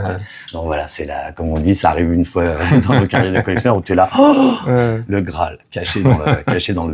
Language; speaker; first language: French; native; French